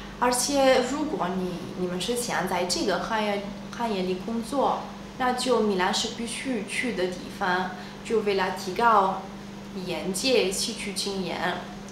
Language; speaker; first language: Chinese; non-native, fluent; Italian